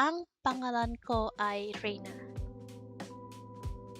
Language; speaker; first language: Filipino; non-native, learner; English